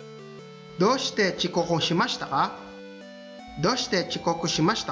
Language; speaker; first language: Japanese; non-native, fluent; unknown